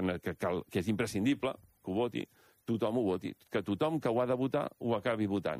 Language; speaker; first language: Catalan; native; Catalan